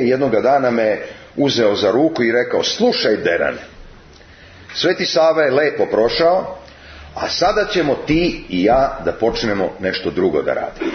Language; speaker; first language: Serbian; native; Serbian